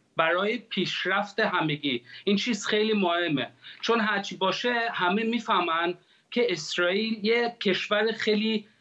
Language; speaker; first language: Persian; early bilingual, heritage; Persian